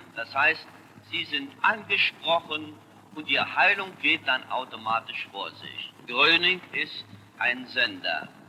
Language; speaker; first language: German; native; German